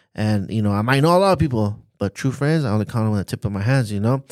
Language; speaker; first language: English; native; English